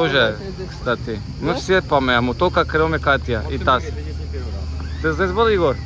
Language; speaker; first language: Russian; non-native, learner; Turkish